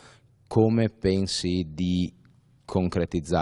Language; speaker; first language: Italian; native; Italian